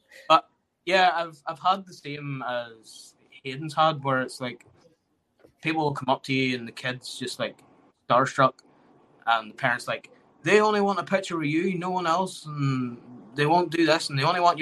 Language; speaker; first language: English; native; English